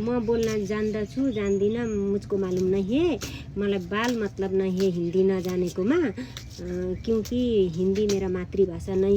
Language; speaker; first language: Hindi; non-native, learner; Nepali